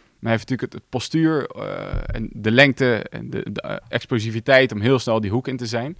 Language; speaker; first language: Dutch; native; Dutch